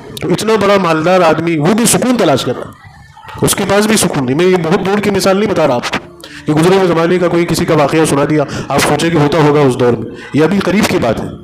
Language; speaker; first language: Urdu; native; Urdu